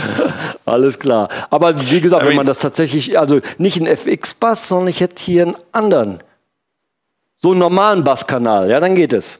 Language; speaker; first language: German; native; German